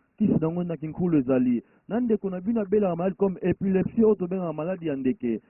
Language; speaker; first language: Lingala; non-native, local second language; Kongo